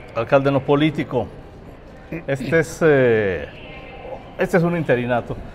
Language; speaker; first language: Spanish; native; Spanish